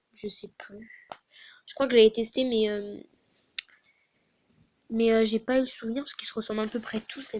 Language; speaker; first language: French; native; French